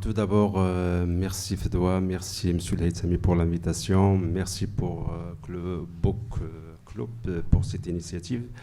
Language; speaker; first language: French; non-native, local second language; Arabic